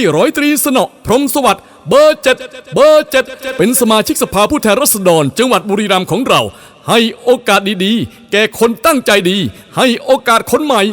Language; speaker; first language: Thai; native; Thai